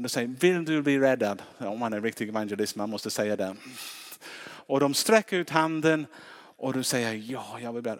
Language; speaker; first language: Swedish; non-native, fluent; English